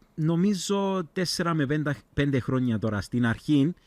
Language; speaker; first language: Greek; non-native, learner; English